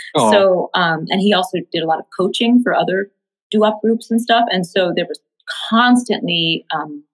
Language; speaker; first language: English; native; English